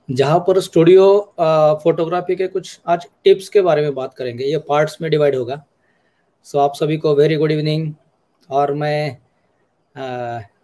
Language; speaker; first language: Hindi; non-native, local second language; Marathi